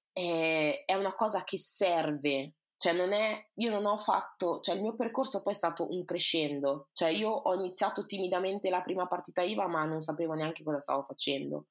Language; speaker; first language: Italian; early bilingual, other home language; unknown